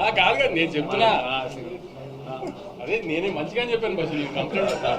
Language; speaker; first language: Telugu; native; Telugu